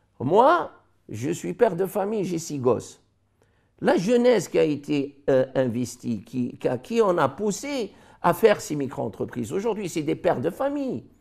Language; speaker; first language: French; non-native, local second language; Arabic